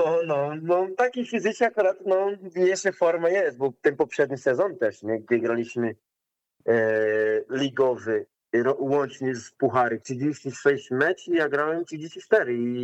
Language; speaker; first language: Polish; non-native, learner; Portuguese